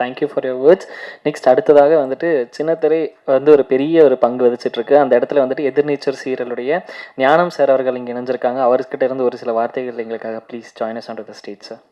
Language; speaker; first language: Tamil; native; Tamil